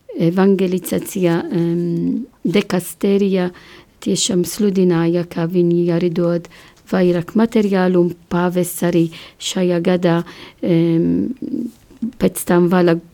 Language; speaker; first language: Latvian; non-native, learner; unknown